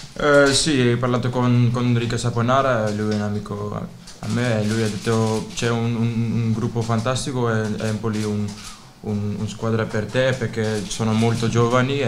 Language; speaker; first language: Italian; non-native, learner; Dutch